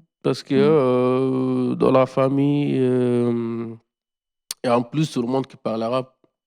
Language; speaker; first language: French; non-native, learner; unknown